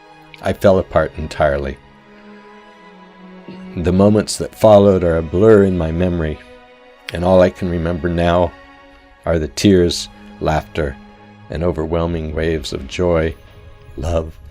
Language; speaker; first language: English; native; English